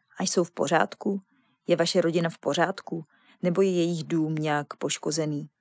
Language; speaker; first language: Czech; native; Czech